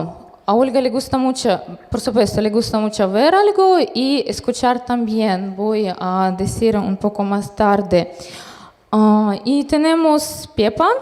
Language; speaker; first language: Spanish; non-native, fluent; Russian